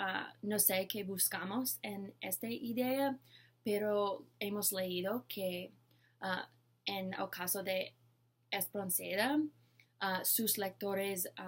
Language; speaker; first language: Spanish; non-native, learner; English